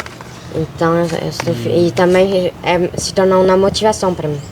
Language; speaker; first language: Portuguese; early bilingual, other home language; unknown